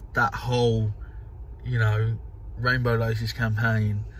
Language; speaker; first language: English; native; English